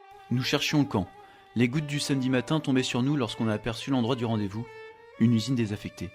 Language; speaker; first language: French; native; French